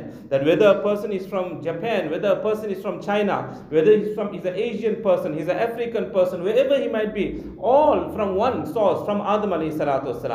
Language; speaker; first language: English; non-native, local second language; Urdu